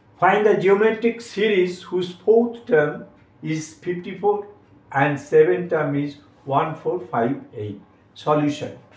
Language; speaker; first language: English; non-native, local second language; Bangla